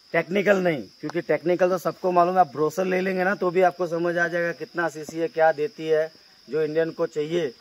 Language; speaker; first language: Hindi; non-native, local second language; Gujarati